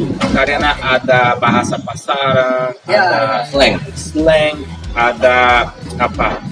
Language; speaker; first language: Indonesian; non-native, fluent; Portuguese